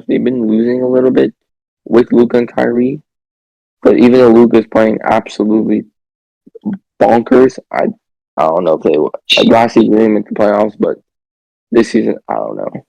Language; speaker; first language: English; native; English